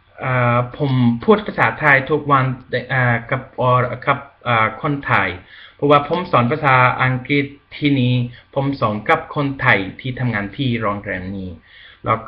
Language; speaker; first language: Thai; non-native, learner; Spanish